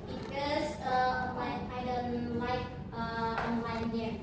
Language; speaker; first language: English; non-native, learner; Indonesian